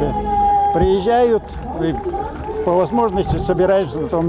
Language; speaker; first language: Russian; native; Russian